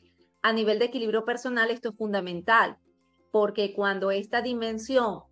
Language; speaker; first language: Spanish; native; Spanish